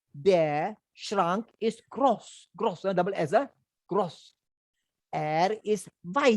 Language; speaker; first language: German; non-native, learner; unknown